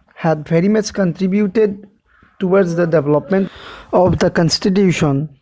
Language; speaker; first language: English; non-native, local second language; Assamese